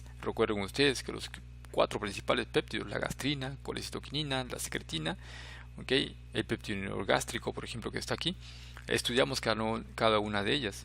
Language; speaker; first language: Spanish; native; Spanish